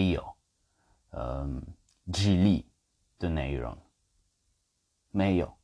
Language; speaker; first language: Chinese; non-native, fluent; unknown